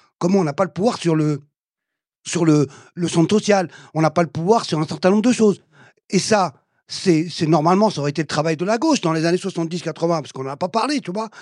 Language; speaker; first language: French; early bilingual, other home language; Arabic